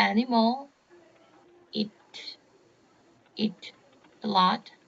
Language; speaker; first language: English; non-native, learner; Korean